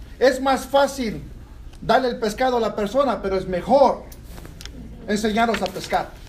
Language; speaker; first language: Spanish; early bilingual, heritage; Spanish